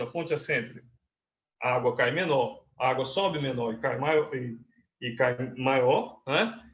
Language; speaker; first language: Portuguese; native; Portuguese